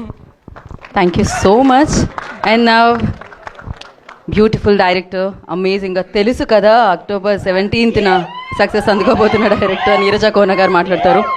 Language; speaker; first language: Telugu; native; Telugu